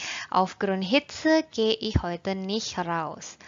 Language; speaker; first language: German; non-native, fluent; Indonesian